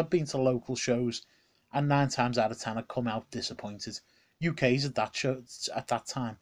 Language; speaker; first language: English; native; English